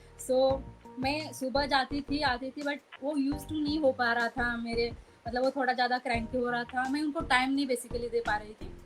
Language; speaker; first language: Hindi; native; Hindi